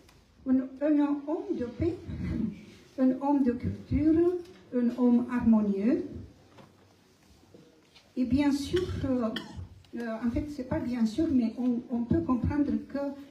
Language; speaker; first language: French; non-native, fluent; Romanian